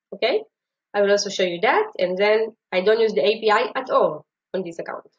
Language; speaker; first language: English; non-native, fluent; Hebrew